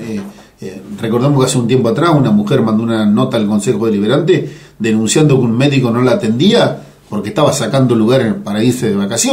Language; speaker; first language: Spanish; native; Spanish